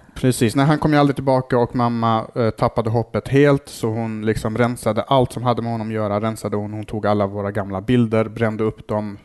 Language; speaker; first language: Swedish; early bilingual, other home language; Arabic